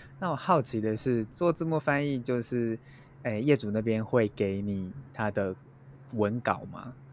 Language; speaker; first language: Chinese; native; Chinese